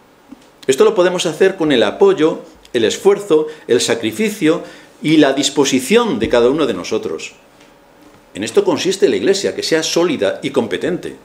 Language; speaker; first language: Spanish; native; Spanish